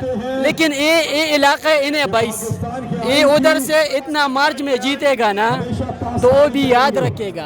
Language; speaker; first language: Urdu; non-native, local second language; Pashto